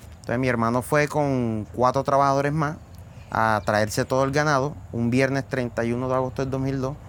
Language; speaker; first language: Spanish; native; Spanish